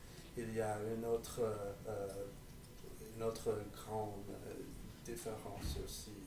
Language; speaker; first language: French; non-native, learner; English